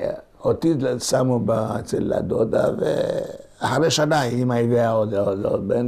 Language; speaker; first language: Hebrew; non-native, local second language; Ladino